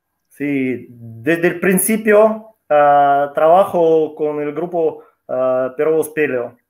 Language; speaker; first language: Spanish; non-native, fluent; Russian